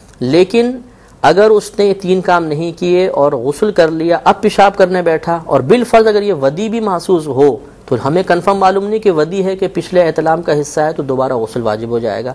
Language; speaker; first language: Urdu; native; Urdu